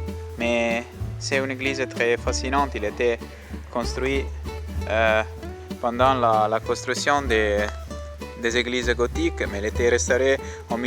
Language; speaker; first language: French; non-native, learner; Italian